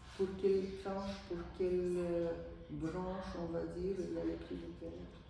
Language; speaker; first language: French; non-native, fluent; Ukrainian